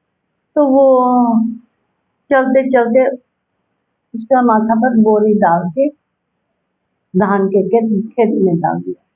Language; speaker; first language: Hindi; early bilingual, heritage; Hindi